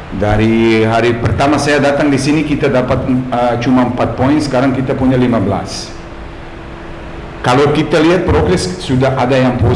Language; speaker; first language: Indonesian; non-native, fluent; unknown